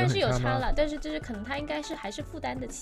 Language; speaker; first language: Chinese; native; Chinese